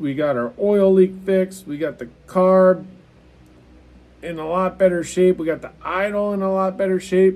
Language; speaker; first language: English; native; English